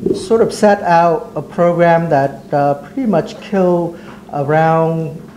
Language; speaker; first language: English; early bilingual, other home language; Vietnamese